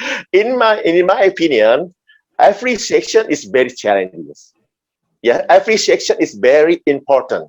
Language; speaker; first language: English; non-native, learner; Indonesian